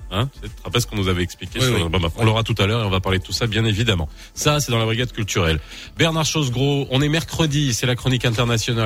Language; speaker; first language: French; non-native, local second language; Arabic